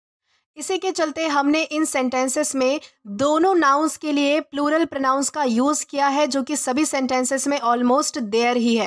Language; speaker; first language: Hindi; native; Hindi